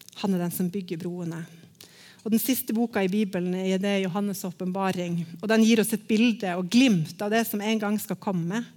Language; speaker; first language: Norwegian; native; Norwegian